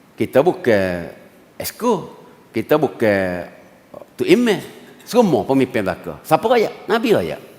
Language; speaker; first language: Malay; native; Malay